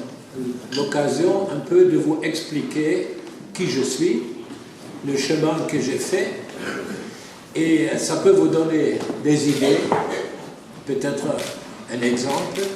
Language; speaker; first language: French; non-native, fluent; German